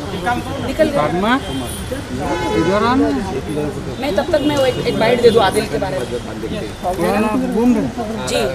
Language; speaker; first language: Hindi; native; Hindi